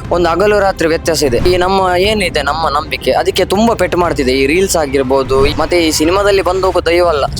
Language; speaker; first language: Kannada; non-native, local second language; Tulu